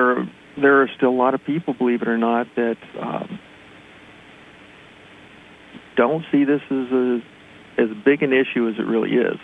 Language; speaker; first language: English; native; English